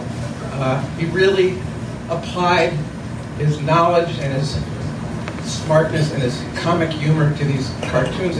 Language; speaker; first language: English; native; English